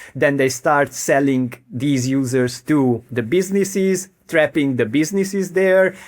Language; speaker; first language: English; non-native, fluent; Hungarian